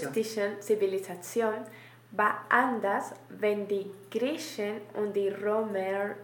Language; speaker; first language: German; non-native, learner; Spanish